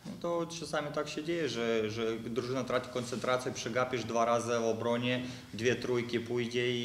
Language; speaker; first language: Polish; non-native, fluent; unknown